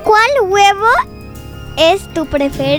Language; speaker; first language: Spanish; early bilingual, other home language; French